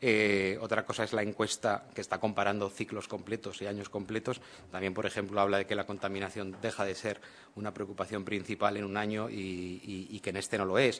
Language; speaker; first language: Spanish; native; Spanish